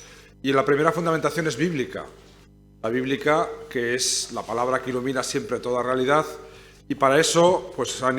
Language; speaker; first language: Spanish; native; Spanish